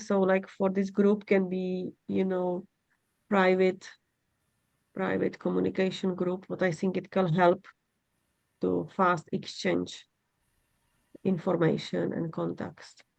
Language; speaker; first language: English; non-native, fluent; Czech